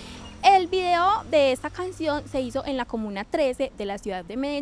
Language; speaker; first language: Spanish; native; Spanish